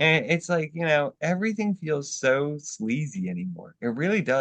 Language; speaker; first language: English; native; English